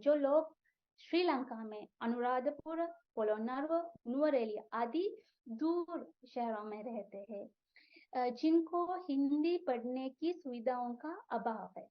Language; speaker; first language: Hindi; non-native, fluent; Sinhala